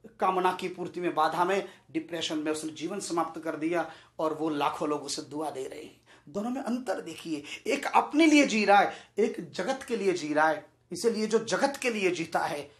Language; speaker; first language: Hindi; native; Hindi